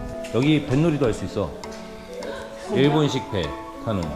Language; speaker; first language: Korean; native; Korean